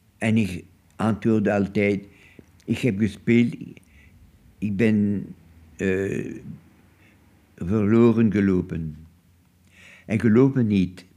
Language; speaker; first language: Dutch; non-native, local second language; French